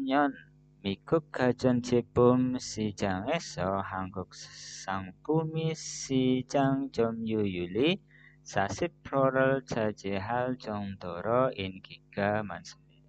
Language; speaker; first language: Korean; non-native, fluent; Indonesian